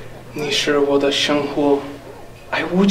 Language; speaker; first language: Chinese; non-native, learner; English